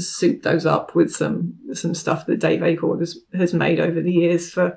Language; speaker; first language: English; native; English